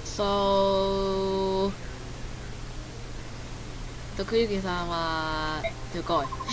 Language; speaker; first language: Japanese; non-native, learner; Chinese